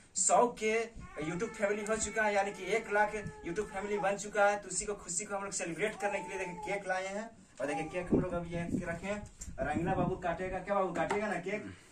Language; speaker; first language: Hindi; native; Hindi